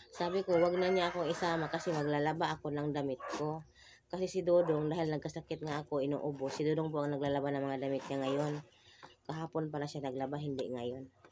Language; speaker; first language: Filipino; non-native, local second language; Cebuano